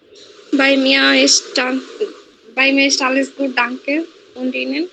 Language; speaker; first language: German; non-native, learner; Bangla